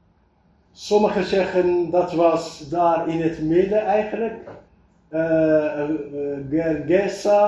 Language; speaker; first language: Dutch; non-native, fluent; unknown